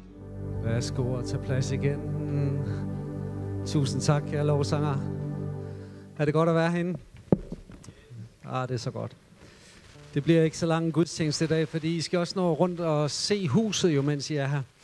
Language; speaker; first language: Danish; native; Danish